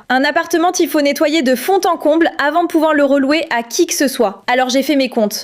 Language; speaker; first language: French; native; French